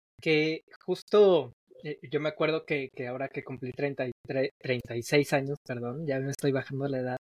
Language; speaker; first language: Spanish; native; Spanish